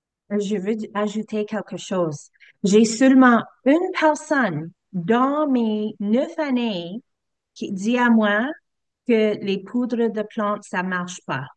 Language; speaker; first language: French; non-native, learner; English